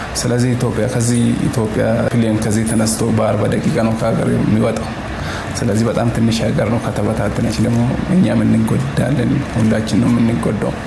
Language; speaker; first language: Amharic; non-native, local second language; Oromo